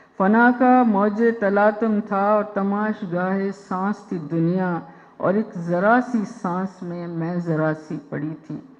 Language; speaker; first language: Urdu; non-native, local second language; Sindhi